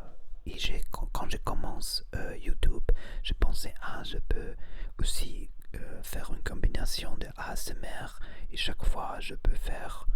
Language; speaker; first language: French; non-native, learner; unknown